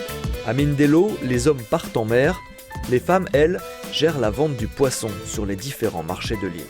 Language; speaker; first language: French; native; French